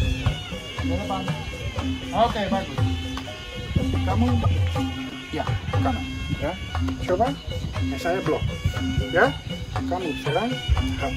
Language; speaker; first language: Indonesian; non-native, learner; Dutch